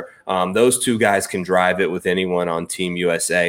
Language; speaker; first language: English; native; English